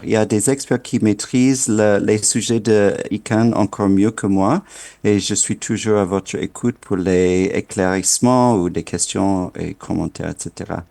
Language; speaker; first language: French; non-native, fluent; English